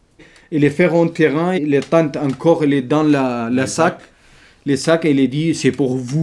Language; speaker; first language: French; non-native, learner; Kurdish